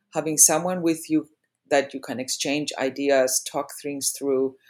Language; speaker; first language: English; non-native, fluent; Spanish